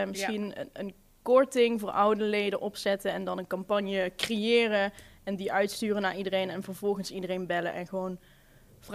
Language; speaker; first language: Dutch; native; Dutch